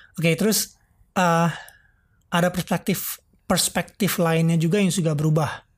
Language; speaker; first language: Indonesian; native; Indonesian